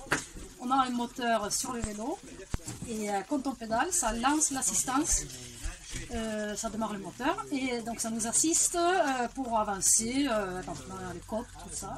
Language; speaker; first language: French; native; French